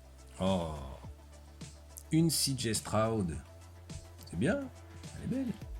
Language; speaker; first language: French; native; French